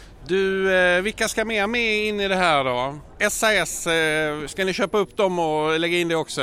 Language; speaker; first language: Swedish; native; Swedish